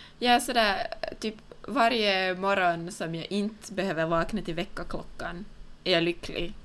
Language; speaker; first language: Swedish; native; Swedish